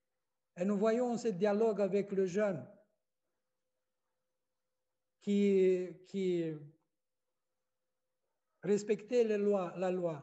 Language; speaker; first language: French; non-native, fluent; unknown